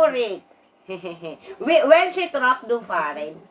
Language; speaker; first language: German; non-native, learner; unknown